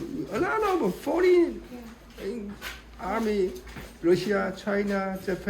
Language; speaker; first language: English; non-native, learner; Korean